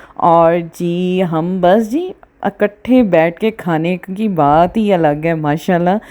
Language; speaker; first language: Urdu; non-native, local second language; Punjabi